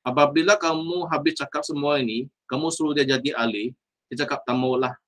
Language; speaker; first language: Malay; non-native, local second language; Chinese